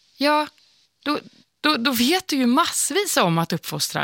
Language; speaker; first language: Swedish; native; Swedish